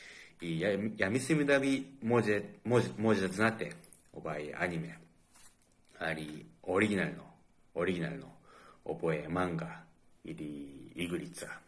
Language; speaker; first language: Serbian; non-native, fluent; Japanese